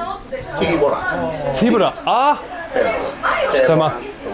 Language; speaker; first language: Japanese; non-native, learner; English